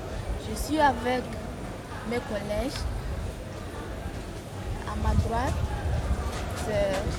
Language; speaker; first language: French; non-native, fluent; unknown